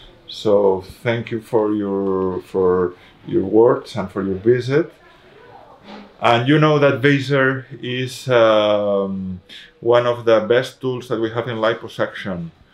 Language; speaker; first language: English; non-native, fluent; Spanish